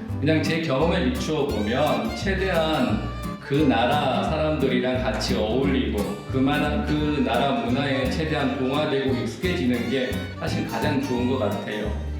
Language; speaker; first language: Korean; native; Korean